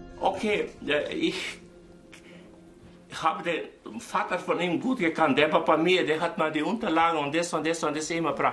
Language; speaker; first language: German; non-native, learner; Croatian